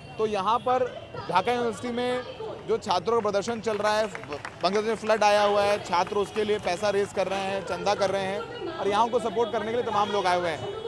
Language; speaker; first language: Hindi; native; Hindi